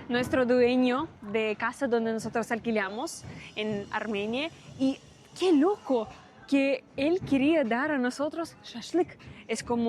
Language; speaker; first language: Spanish; non-native, fluent; Russian